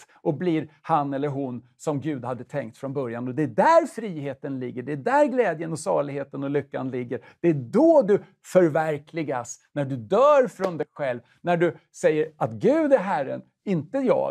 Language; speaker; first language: Swedish; native; Swedish